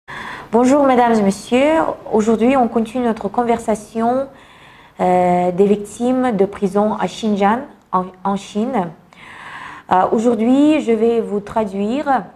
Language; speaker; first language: French; non-native, learner; Kazakh